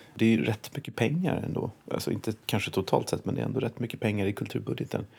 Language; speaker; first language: Swedish; native; Swedish